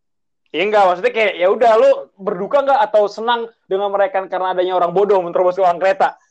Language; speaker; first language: Indonesian; native; Indonesian